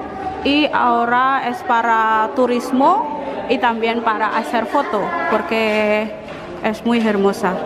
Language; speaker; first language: Spanish; non-native, learner; Indonesian